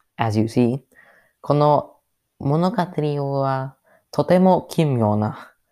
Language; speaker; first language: Japanese; non-native, learner; English